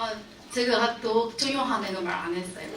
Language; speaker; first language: Korean; non-native, learner; Chinese